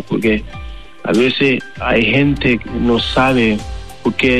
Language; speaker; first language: Spanish; non-native, learner; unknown